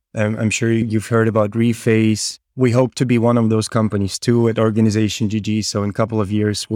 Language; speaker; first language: English; non-native, fluent; Ukrainian